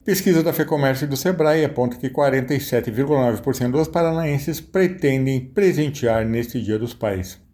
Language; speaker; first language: Portuguese; native; Portuguese